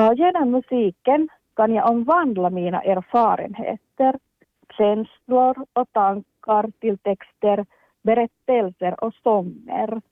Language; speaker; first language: Swedish; non-native, local second language; Finnish